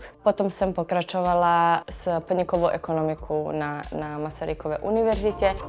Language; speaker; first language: Czech; non-native, fluent; Serbian